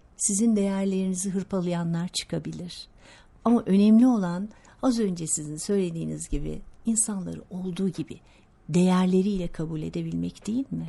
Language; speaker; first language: Turkish; native; Turkish